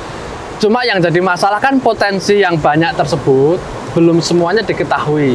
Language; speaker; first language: Indonesian; native; Indonesian